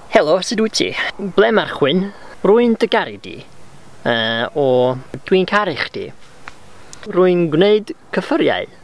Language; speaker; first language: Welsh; non-native, local second language; English